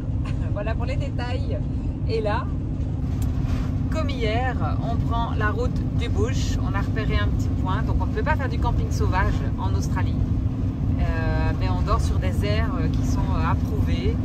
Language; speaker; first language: French; native; French